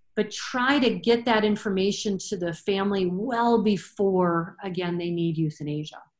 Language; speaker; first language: English; native; English